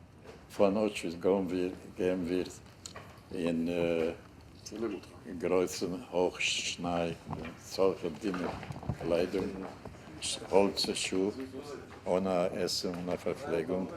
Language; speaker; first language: German; non-native, learner; Hungarian